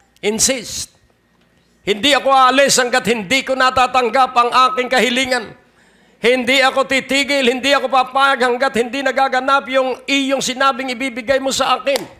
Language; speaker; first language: Filipino; native; Filipino